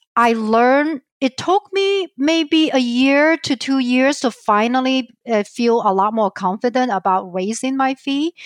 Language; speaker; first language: English; non-native, fluent; Chinese